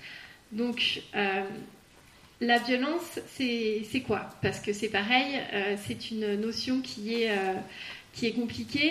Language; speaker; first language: French; native; French